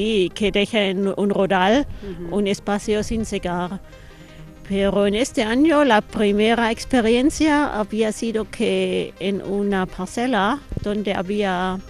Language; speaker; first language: Spanish; non-native, fluent; German